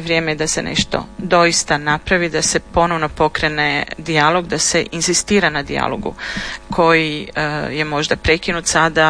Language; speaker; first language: Serbian; native; Serbian